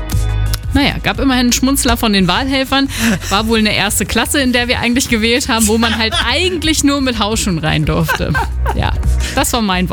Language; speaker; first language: German; native; German